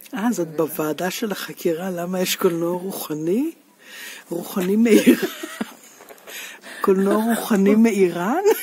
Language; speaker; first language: Hebrew; native; Hebrew